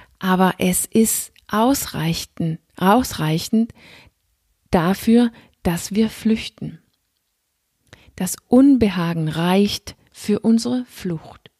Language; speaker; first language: German; non-native, fluent; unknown